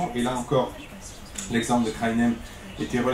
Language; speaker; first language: French; native; French